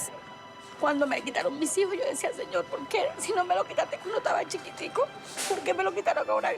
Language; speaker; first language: Spanish; native; Spanish